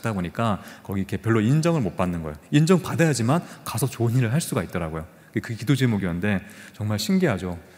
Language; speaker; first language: Korean; native; Korean